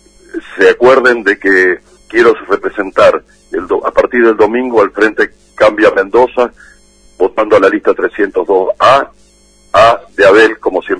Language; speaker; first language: Spanish; native; Spanish